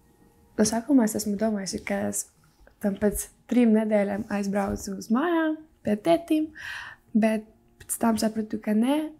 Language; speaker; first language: Latvian; early bilingual, other home language; Ukrainian